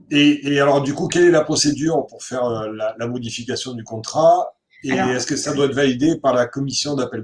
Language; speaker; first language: French; native; French